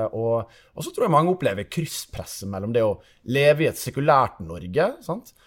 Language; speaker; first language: Norwegian; native; Norwegian